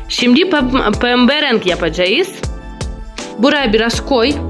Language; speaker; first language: Turkish; non-native, learner; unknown